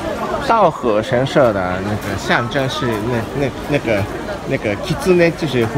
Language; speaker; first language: Chinese; non-native, fluent; Japanese